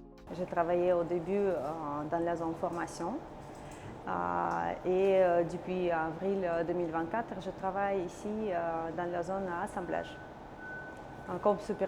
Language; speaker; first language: French; non-native, learner; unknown